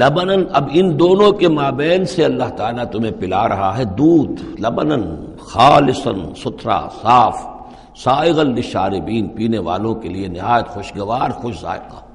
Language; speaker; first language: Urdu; native; Urdu